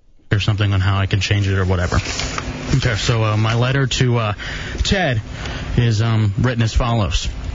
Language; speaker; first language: English; native; English